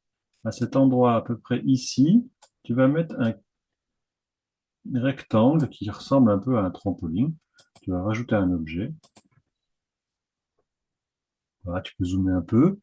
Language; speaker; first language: French; native; French